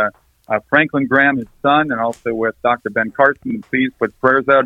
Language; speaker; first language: English; native; English